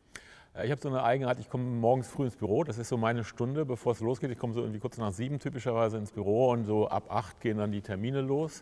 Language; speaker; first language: German; native; German